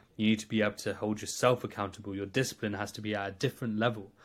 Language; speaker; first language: English; native; English